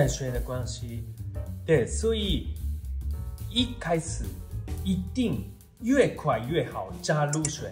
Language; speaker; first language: Chinese; non-native, learner; Japanese